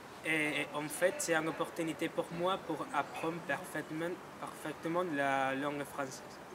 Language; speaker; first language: French; non-native, fluent; Spanish